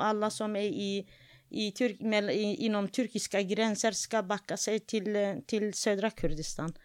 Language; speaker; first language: Swedish; non-native, fluent; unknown